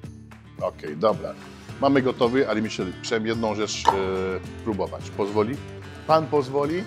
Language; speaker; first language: Polish; non-native, fluent; French